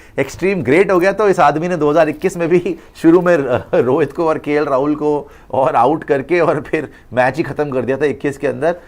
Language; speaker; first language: Hindi; native; Hindi